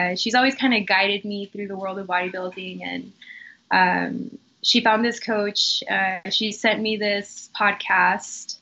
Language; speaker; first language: English; early bilingual, other home language; Spanish